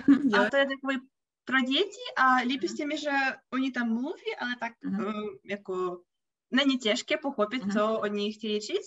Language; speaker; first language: Czech; non-native, learner; Russian